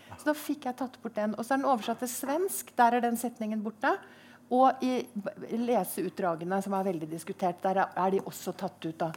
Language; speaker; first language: Norwegian; native; Norwegian